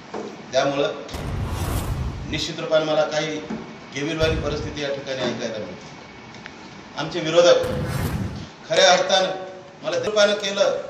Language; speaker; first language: Marathi; native; Marathi